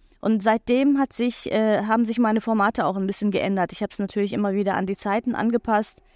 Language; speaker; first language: German; non-native, fluent; Turkish